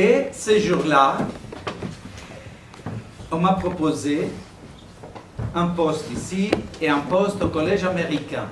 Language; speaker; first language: French; non-native, fluent; Greek